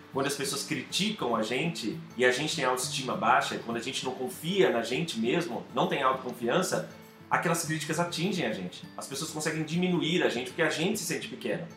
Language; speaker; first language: Portuguese; native; Portuguese